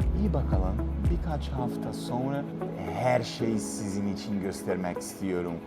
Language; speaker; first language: Turkish; non-native, learner; Portuguese